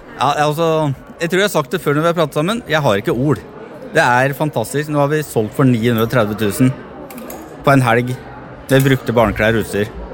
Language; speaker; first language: Norwegian; native; Norwegian